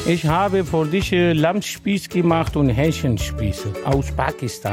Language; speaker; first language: German; non-native, learner; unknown